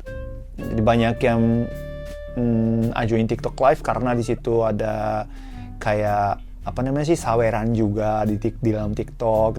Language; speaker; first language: Indonesian; non-native, fluent; Japanese